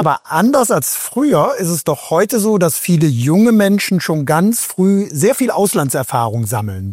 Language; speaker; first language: German; native; German